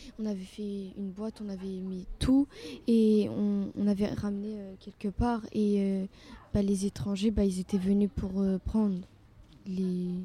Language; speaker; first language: French; early bilingual, other home language; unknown